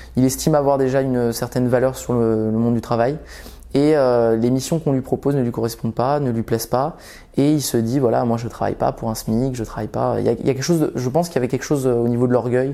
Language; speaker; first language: French; early bilingual, other home language; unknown